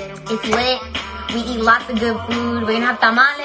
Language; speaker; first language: English; early bilingual, other home language; Spanish